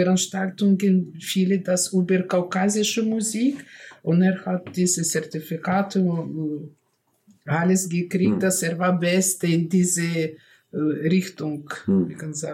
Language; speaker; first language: German; non-native, learner; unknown